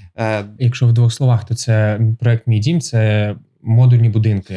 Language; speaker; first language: Ukrainian; non-native, fluent; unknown